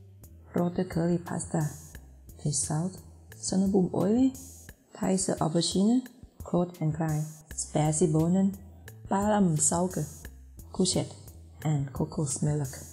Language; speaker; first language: Dutch; non-native, learner; Thai